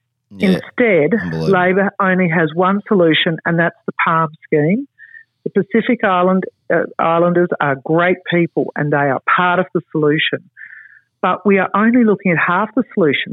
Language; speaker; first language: English; native; English